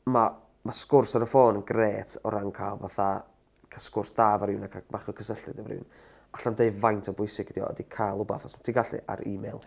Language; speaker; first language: Welsh; native; Welsh